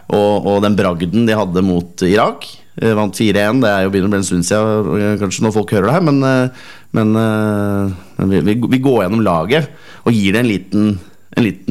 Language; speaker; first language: Norwegian; native; Norwegian